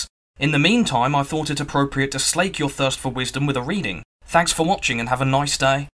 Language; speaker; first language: English; native; English